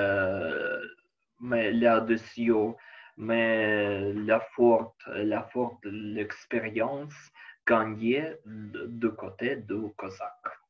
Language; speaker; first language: French; non-native, learner; Ukrainian